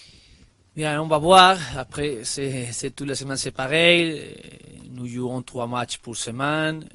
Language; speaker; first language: French; non-native, learner; Spanish